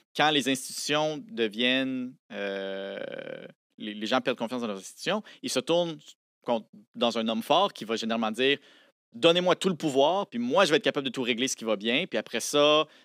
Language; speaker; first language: French; native; French